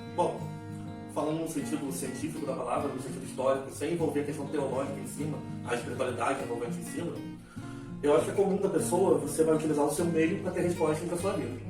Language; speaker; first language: Portuguese; native; Portuguese